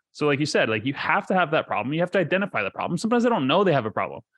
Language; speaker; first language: English; early bilingual, other home language; Spanish